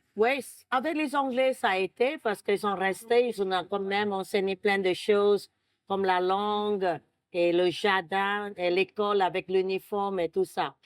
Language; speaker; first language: French; non-native, fluent; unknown